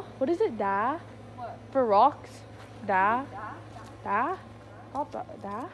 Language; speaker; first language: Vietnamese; non-native, learner; English